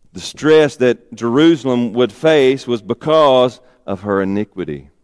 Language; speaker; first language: English; native; English